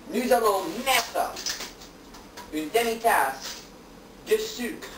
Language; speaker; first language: French; non-native, fluent; English